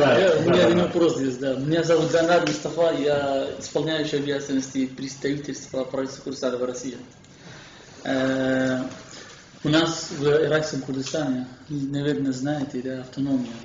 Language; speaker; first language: Russian; non-native, fluent; Kurdish